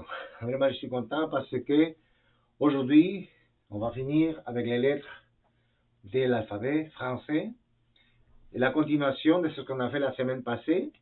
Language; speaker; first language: French; non-native, fluent; Spanish